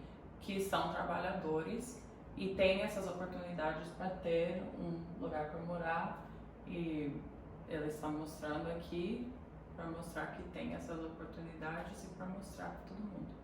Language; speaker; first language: Portuguese; early bilingual, heritage; Portuguese